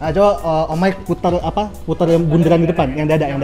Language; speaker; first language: Indonesian; native; Indonesian